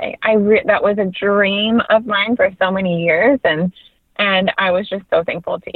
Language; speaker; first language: English; native; English